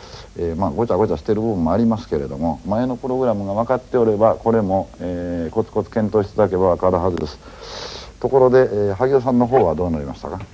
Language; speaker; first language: Japanese; native; Japanese